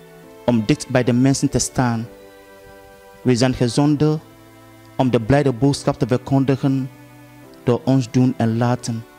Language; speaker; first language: Dutch; non-native, fluent; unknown